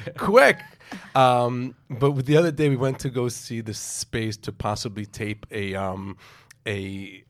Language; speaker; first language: English; native; English